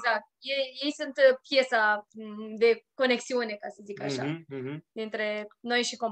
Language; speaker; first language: Romanian; native; Romanian